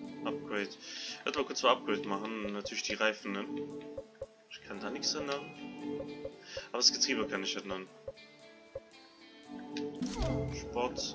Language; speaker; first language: German; native; German